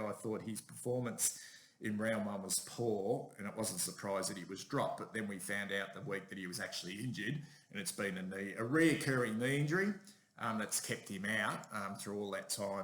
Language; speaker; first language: English; native; English